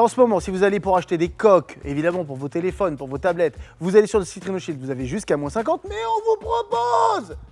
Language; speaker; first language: French; native; French